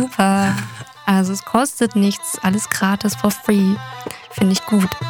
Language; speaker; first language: German; native; German